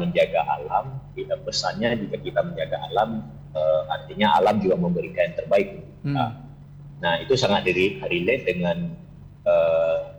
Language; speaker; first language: Indonesian; non-native, local second language; Achinese